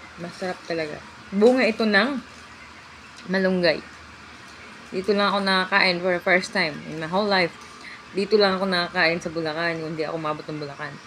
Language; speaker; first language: Filipino; non-native, local second language; Cebuano